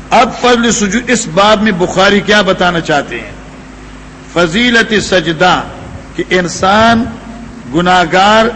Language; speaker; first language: Urdu; non-native, local second language; Northern Hindko